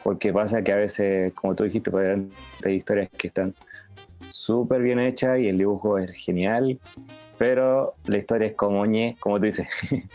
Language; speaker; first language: Spanish; native; Spanish